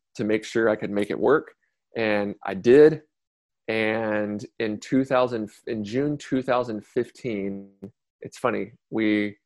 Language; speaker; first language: English; native; English